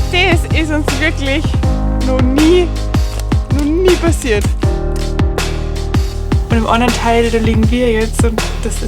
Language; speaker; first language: German; native; German